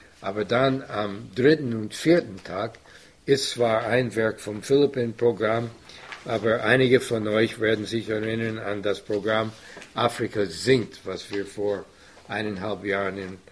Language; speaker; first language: German; non-native, fluent; English